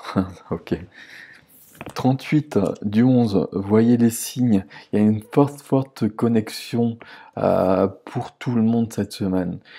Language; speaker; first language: French; native; French